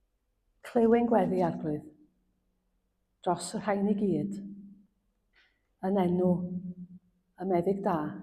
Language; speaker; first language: Welsh; native; Welsh